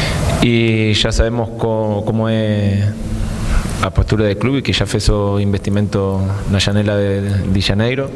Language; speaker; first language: Portuguese; non-native, fluent; Spanish